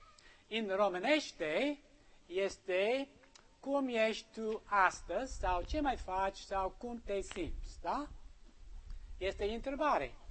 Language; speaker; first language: Romanian; non-native, learner; English